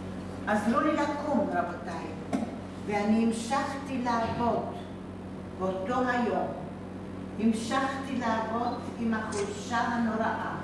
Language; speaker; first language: Hebrew; non-native, fluent; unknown